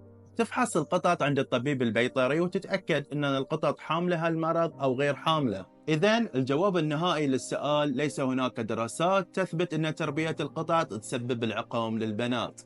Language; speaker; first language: Arabic; native; Arabic